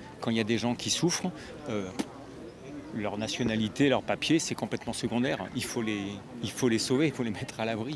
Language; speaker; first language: French; native; French